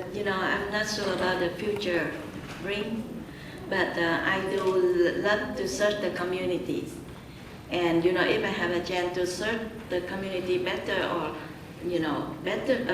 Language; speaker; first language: English; non-native, learner; Vietnamese